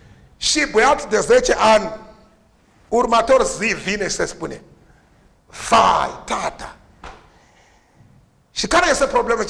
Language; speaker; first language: Romanian; non-native, learner; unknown